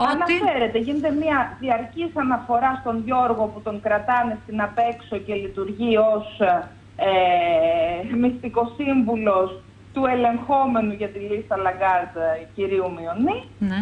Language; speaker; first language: Greek; native; Greek